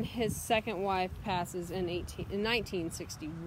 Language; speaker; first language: English; native; English